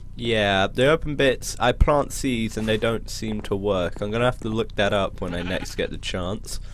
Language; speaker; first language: English; native; English